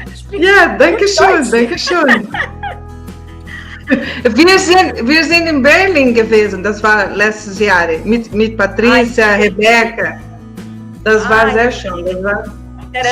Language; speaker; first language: German; non-native, learner; Portuguese